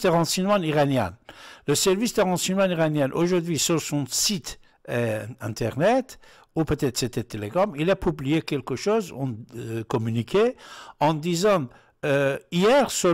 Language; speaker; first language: French; non-native, fluent; Persian